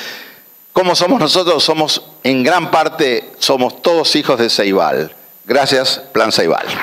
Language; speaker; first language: Spanish; native; Spanish